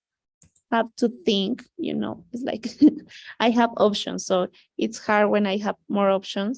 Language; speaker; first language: English; non-native, learner; Spanish